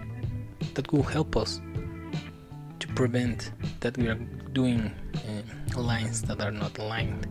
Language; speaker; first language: English; non-native, fluent; Spanish